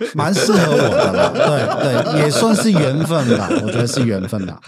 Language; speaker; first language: Chinese; non-native, fluent; Cantonese